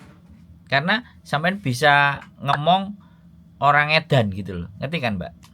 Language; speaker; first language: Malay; non-native, local second language; Javanese